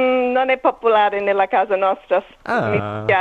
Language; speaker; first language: Italian; early bilingual, heritage; English